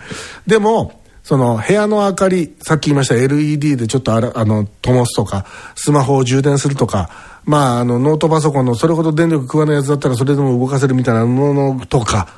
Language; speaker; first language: Japanese; native; Japanese